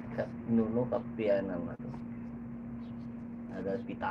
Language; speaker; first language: Arabic; non-native, learner; Filipino